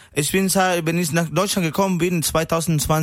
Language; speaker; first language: German; non-native, learner; Spanish